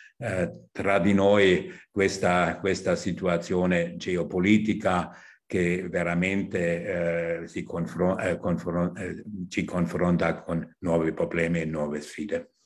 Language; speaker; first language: Italian; non-native, fluent; German